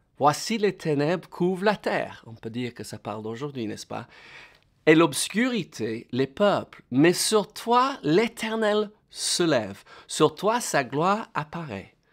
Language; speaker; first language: French; non-native, fluent; English